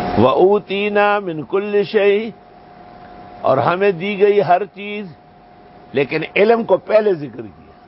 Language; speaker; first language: Urdu; non-native, local second language; Pashto